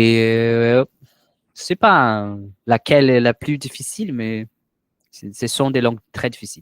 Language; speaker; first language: French; non-native, learner; Portuguese